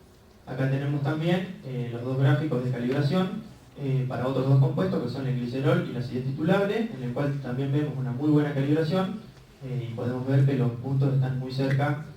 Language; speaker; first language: Spanish; native; Spanish